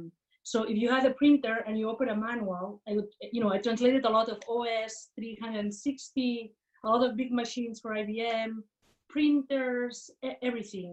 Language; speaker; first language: English; non-native, fluent; Spanish